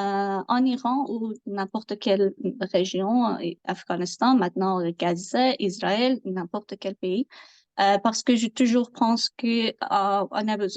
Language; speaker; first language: French; non-native, learner; Persian